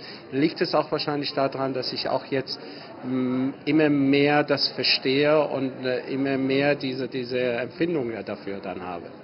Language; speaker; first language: German; non-native, fluent; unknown